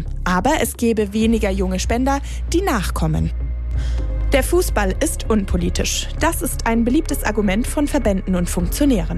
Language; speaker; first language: German; native; German